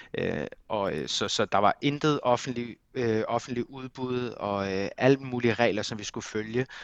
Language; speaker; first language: Danish; early bilingual, other home language; Armenian